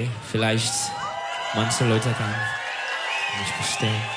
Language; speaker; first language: German; non-native, learner; Turkish